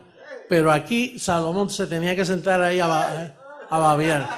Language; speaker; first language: Spanish; native; Spanish